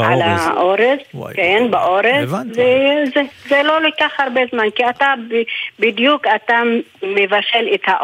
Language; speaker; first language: Hebrew; non-native, local second language; Arabic